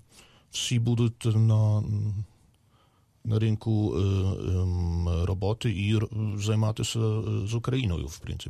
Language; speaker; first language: Ukrainian; non-native, learner; German